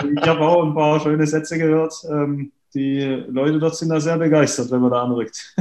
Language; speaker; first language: German; native; German